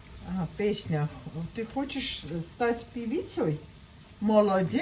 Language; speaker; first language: Russian; non-native, fluent; Armenian